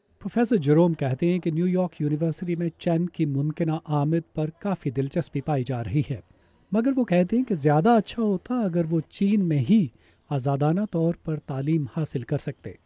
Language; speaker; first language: Urdu; native; Urdu